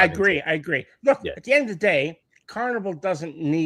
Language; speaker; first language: English; native; English